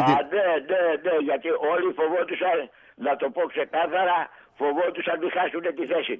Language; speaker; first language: Greek; native; Greek